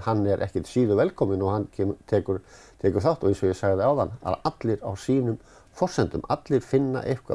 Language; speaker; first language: Icelandic; native; Icelandic